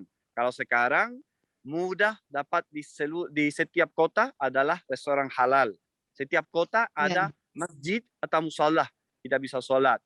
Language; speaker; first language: Indonesian; non-native, fluent; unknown